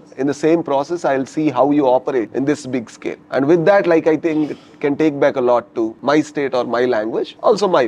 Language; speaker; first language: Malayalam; non-native, learner; Kannada